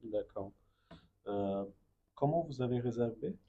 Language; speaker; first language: French; non-native, fluent; Bangla